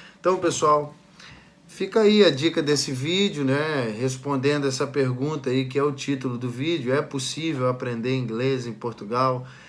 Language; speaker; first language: Portuguese; native; Portuguese